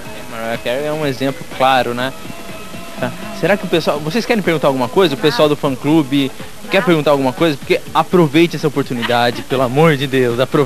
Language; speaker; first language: Portuguese; native; Portuguese